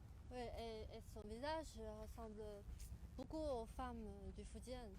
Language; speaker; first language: French; non-native, fluent; Chinese